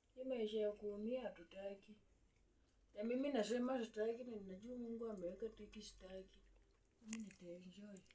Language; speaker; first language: Swahili; native; Swahili